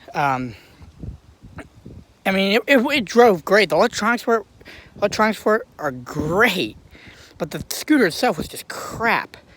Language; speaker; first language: English; native; English